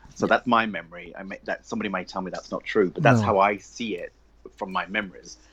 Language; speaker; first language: English; native; English